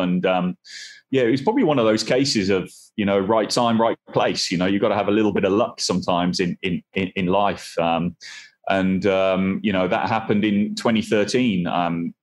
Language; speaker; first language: English; native; English